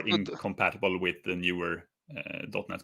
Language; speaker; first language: English; non-native, fluent; Swedish